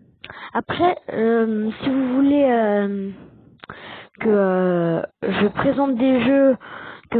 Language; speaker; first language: French; native; French